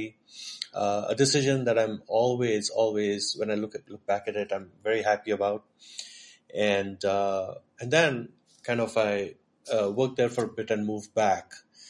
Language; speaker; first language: English; non-native, local second language; Marathi